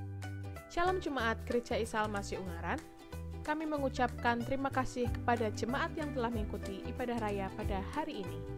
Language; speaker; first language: Indonesian; native; Indonesian